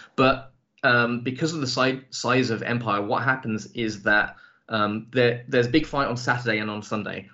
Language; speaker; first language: English; native; English